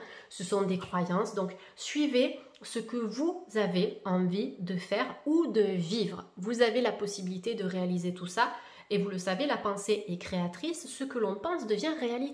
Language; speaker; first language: French; native; French